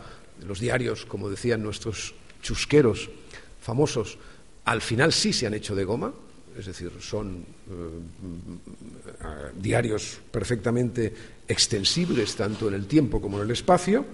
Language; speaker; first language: Spanish; native; Spanish